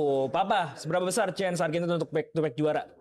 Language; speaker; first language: Indonesian; native; Indonesian